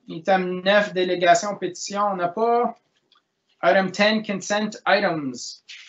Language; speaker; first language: French; native; French